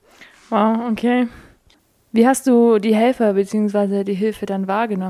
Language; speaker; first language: German; native; German